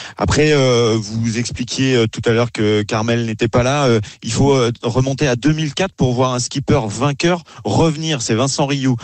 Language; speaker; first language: French; native; French